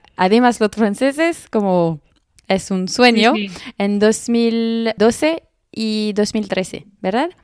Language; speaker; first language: Spanish; non-native, learner; French